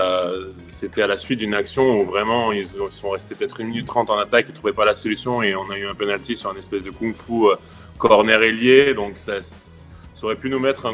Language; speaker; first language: French; native; French